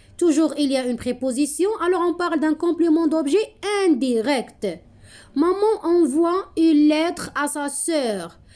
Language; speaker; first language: French; non-native, local second language; Arabic